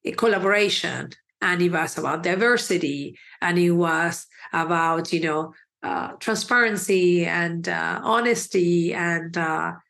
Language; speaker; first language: English; early bilingual, other home language; Spanish